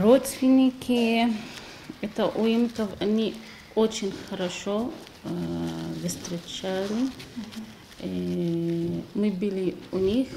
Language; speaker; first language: Russian; non-native, learner; Arabic